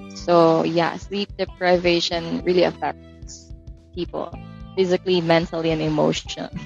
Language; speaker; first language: English; non-native, local second language; Filipino